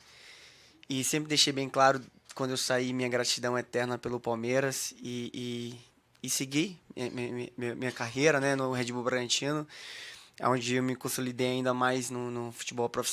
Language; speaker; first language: Portuguese; native; Portuguese